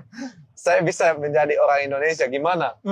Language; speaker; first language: Indonesian; non-native, learner; Dutch